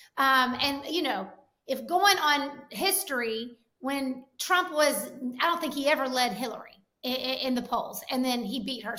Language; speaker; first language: English; native; English